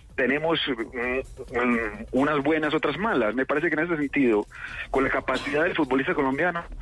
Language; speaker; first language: Spanish; native; Spanish